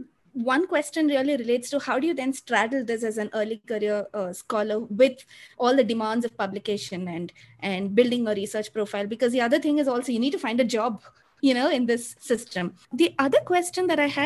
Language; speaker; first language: English; non-native, local second language; Malayalam